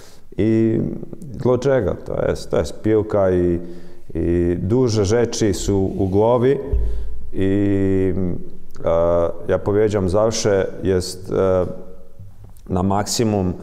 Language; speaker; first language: Polish; non-native, learner; Croatian